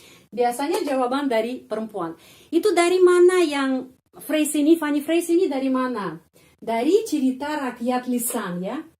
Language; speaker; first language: Indonesian; non-native, fluent; Russian